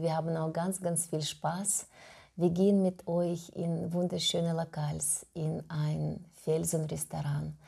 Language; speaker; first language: German; non-native, fluent; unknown